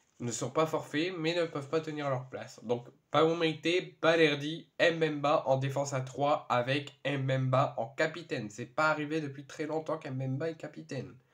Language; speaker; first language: French; native; French